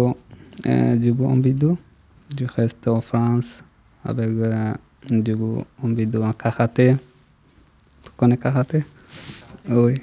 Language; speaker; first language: French; non-native, learner; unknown